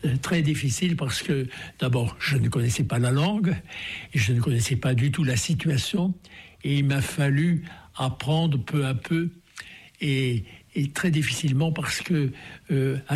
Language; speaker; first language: French; native; French